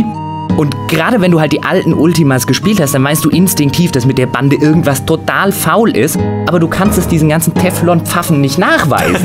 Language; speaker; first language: German; native; German